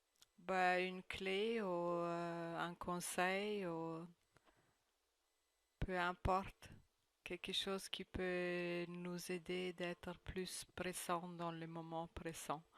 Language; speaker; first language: French; non-native, fluent; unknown